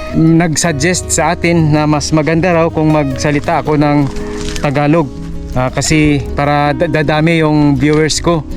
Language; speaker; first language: Filipino; non-native, local second language; Cebuano